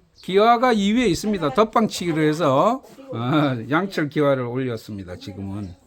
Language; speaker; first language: Korean; native; Korean